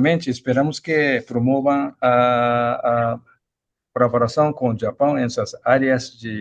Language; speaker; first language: Portuguese; non-native, fluent; Japanese